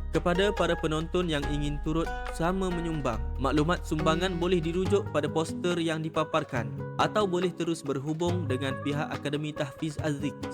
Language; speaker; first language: Malay; native; Malay